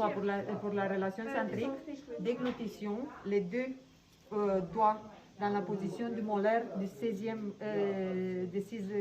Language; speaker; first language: French; non-native, fluent; Romanian